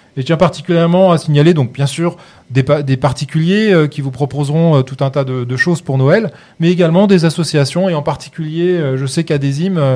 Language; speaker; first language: French; native; French